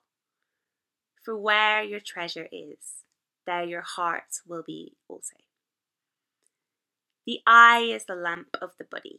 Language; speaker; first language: English; native; English